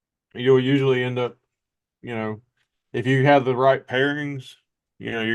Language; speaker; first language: English; native; English